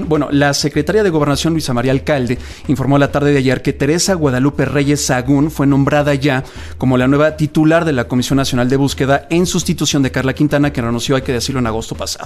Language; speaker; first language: Spanish; native; Spanish